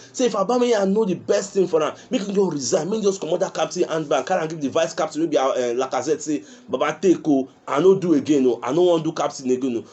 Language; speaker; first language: Nigerian Pidgin; non-native, local second language; Yoruba